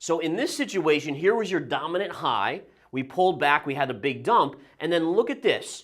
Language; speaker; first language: English; native; English